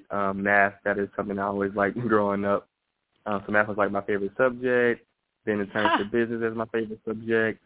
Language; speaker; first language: English; native; English